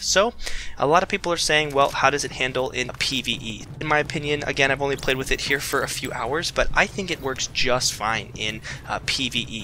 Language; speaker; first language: English; native; English